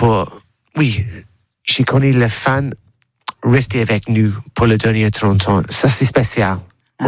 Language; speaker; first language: French; non-native, learner; English